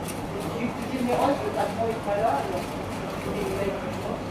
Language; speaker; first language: French; native; French